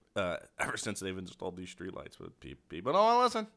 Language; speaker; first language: English; native; English